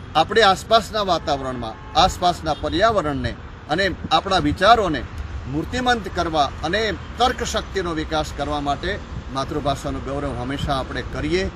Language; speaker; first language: Gujarati; native; Gujarati